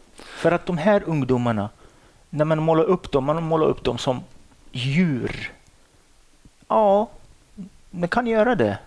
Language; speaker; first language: Swedish; non-native, fluent; Arabic